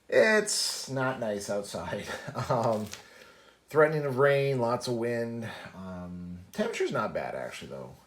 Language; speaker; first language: English; native; English